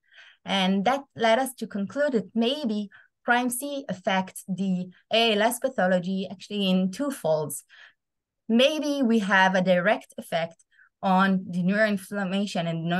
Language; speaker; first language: English; non-native, fluent; Hebrew